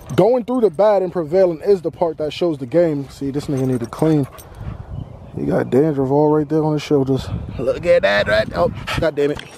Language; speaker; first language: English; native; English